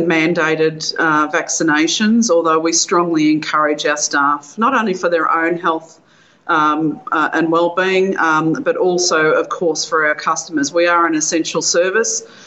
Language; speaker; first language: English; native; English